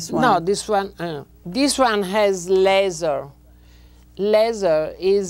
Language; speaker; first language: English; non-native, learner; Italian